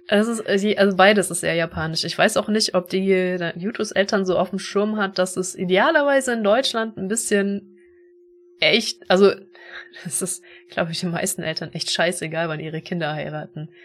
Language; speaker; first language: German; native; German